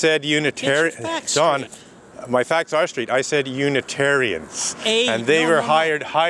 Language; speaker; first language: English; native; English